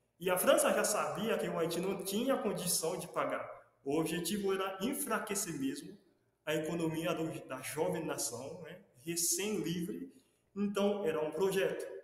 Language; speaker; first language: Portuguese; non-native, fluent; Haitian Creole